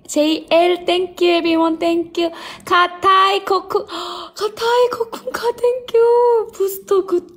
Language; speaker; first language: English; non-native, learner; Korean